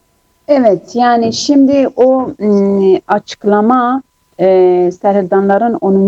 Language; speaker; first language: Turkish; non-native, fluent; Kurdish